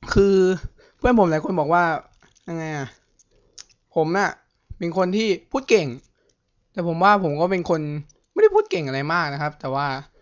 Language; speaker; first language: Thai; native; Thai